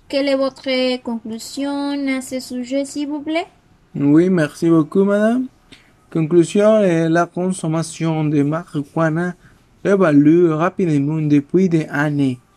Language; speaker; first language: French; non-native, learner; Spanish